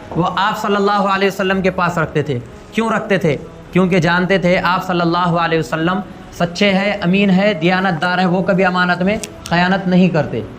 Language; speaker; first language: Urdu; native; Urdu